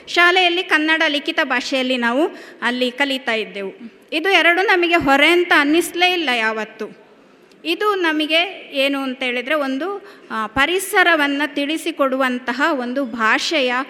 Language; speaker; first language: Kannada; native; Kannada